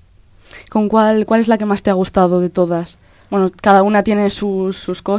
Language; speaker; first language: Spanish; native; Spanish